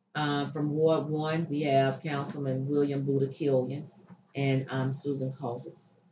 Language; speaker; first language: English; native; English